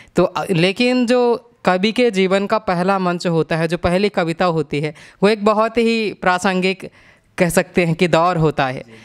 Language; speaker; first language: Hindi; native; Hindi